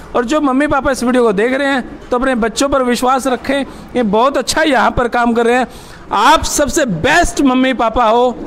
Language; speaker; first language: Hindi; native; Hindi